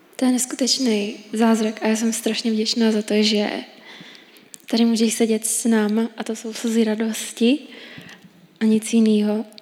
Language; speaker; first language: Czech; native; Czech